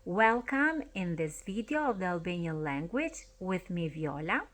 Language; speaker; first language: English; non-native, fluent; Albanian